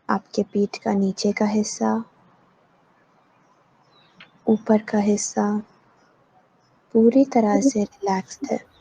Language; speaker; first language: Hindi; native; Hindi